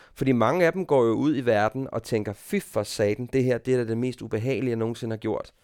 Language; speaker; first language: Danish; native; Danish